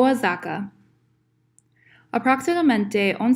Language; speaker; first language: Spanish; non-native, learner; English